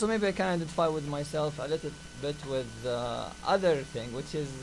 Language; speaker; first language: English; non-native, fluent; Arabic